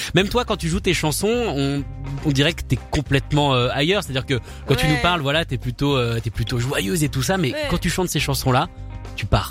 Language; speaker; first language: French; native; French